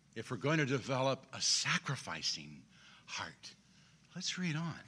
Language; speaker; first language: English; native; English